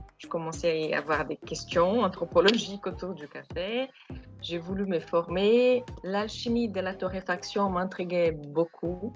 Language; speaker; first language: French; non-native, fluent; Portuguese